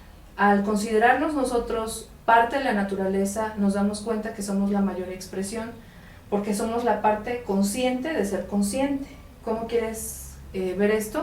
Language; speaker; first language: Spanish; native; Spanish